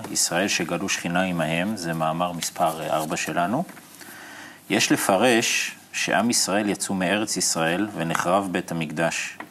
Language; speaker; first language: Hebrew; native; Hebrew